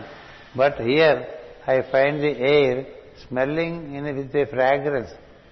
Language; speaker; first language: English; non-native, local second language; Telugu